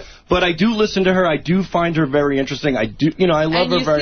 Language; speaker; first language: English; native; English